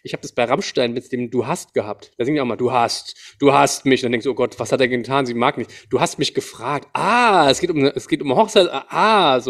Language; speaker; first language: German; native; German